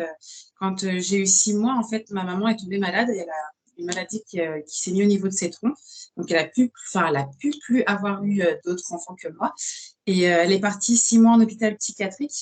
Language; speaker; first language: French; native; French